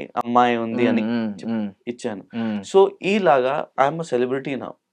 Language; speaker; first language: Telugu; non-native, local second language; Urdu